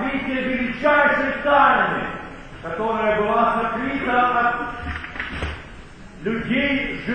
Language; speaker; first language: Russian; native; Russian